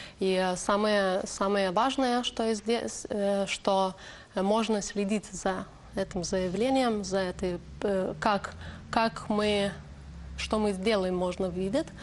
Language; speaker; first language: Russian; non-native, learner; Lithuanian